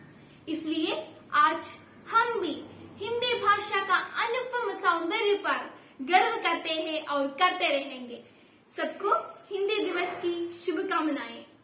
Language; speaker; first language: Hindi; non-native, local second language; Malayalam